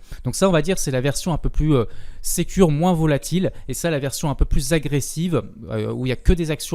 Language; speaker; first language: French; native; French